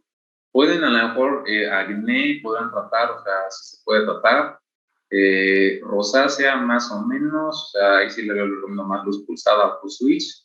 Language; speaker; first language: Spanish; native; Spanish